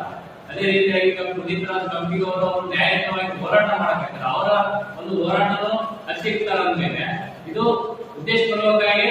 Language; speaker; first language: Kannada; native; Kannada